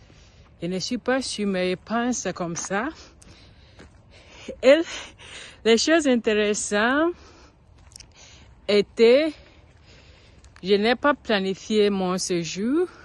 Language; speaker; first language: French; non-native, learner; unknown